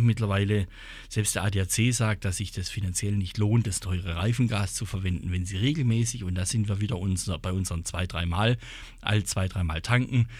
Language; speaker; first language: German; native; German